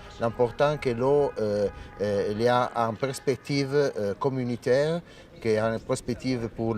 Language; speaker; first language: French; non-native, learner; Italian